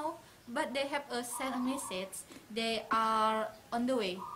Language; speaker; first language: English; non-native, learner; Indonesian